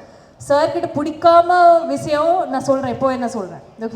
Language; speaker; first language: Tamil; non-native, fluent; Malayalam